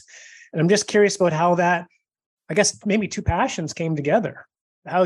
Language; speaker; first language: English; native; English